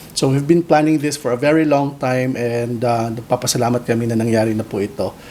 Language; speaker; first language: Filipino; non-native, local second language; Cebuano